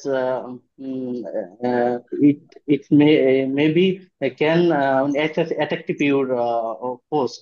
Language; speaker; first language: English; non-native, learner; Bangla